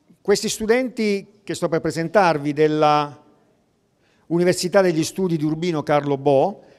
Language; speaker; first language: Italian; native; Italian